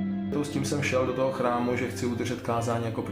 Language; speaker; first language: Czech; native; Czech